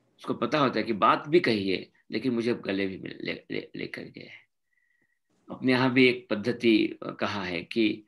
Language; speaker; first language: Hindi; non-native, local second language; Marathi